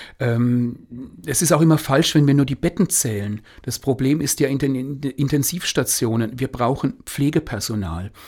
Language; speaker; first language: German; native; German